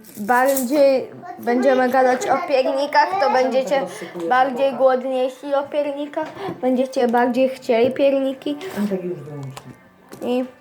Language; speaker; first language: Polish; early bilingual, heritage; Polish